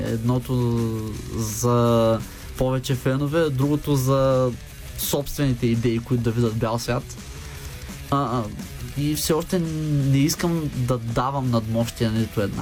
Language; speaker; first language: Bulgarian; native; Bulgarian